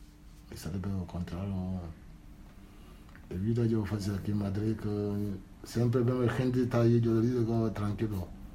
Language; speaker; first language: Spanish; non-native, learner; Wolof